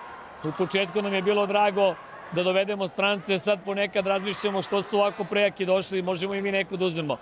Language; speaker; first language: Serbian; native; Serbian